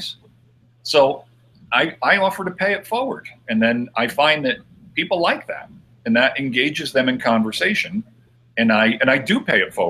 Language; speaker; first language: English; native; English